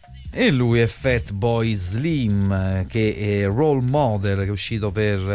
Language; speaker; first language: Italian; native; Italian